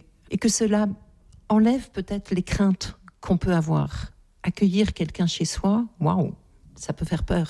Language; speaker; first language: French; native; French